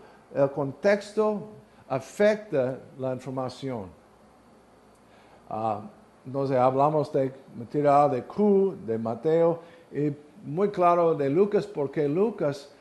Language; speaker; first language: Spanish; non-native, learner; English